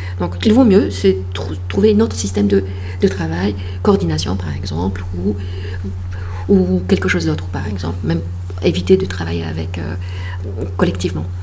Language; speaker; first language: French; non-native, fluent; Polish